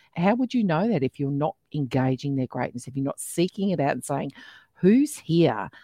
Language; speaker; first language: English; native; English